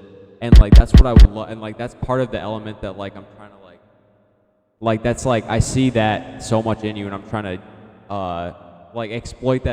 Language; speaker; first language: English; native; English